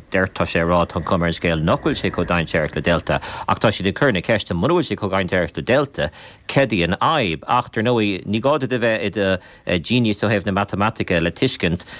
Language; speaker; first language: Irish; native; Irish